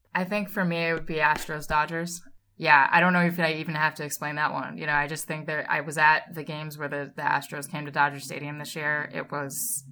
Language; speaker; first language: English; native; English